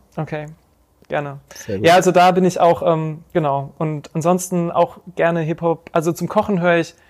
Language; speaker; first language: German; native; German